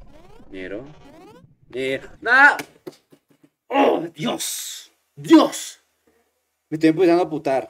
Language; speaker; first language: Spanish; native; Spanish